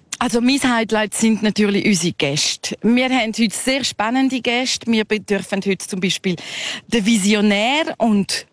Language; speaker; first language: German; early bilingual, other home language; Spanish